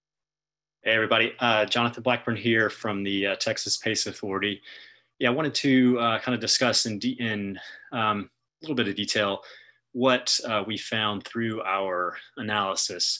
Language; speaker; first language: English; native; English